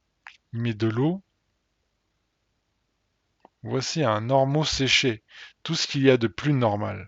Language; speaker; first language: French; native; French